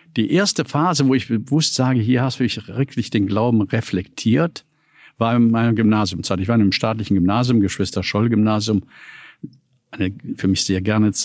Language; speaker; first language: German; native; German